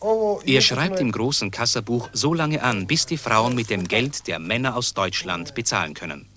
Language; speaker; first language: German; native; German